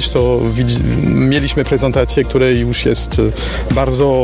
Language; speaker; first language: Polish; non-native, learner; French